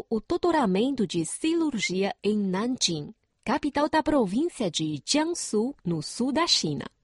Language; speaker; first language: Portuguese; non-native, fluent; Chinese